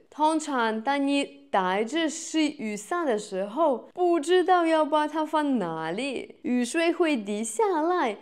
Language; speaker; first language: Chinese; non-native, fluent; Russian